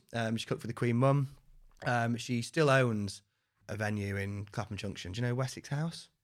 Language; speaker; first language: English; native; English